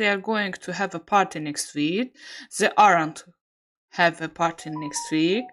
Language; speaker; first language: English; non-native, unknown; Azerbaijani